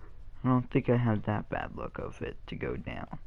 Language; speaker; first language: English; native; English